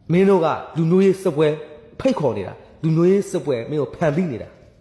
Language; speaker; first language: Burmese; native; Burmese